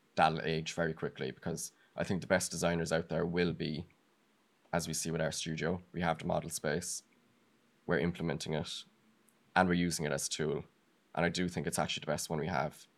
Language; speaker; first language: English; native; English